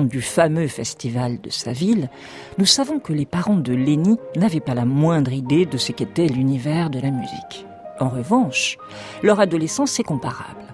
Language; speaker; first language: French; native; French